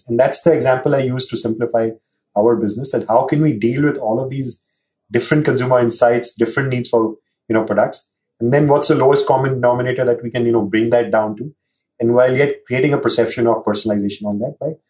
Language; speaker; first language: English; non-native, local second language; Hindi